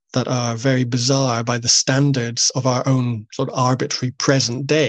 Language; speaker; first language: English; native; English